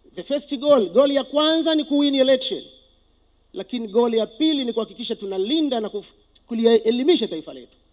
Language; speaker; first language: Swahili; native; Swahili